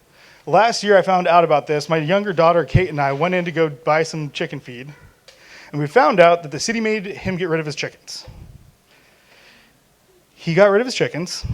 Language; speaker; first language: English; native; English